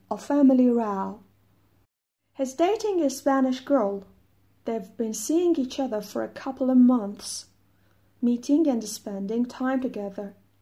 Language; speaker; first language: English; non-native, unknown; Persian